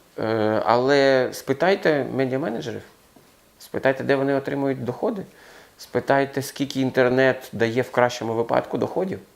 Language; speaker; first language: Ukrainian; non-native, local second language; Russian